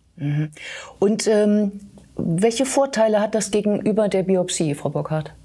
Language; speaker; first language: German; native; German